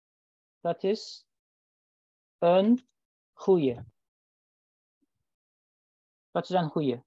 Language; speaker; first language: Dutch; non-native, learner; Turkish